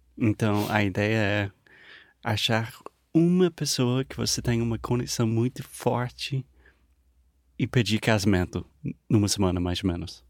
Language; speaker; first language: Portuguese; non-native, fluent; English